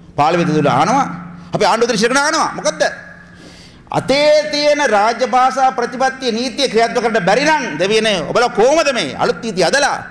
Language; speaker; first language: Sinhala; non-native, local second language; Tamil